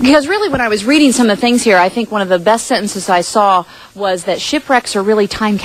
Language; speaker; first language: English; native; English